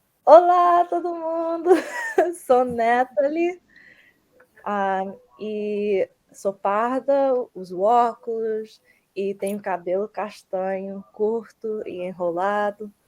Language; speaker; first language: Portuguese; early bilingual, heritage; Portuguese